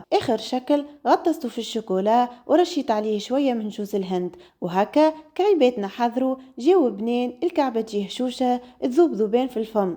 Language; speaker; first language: Arabic; native; Arabic